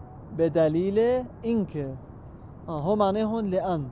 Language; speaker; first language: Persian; non-native, learner; Arabic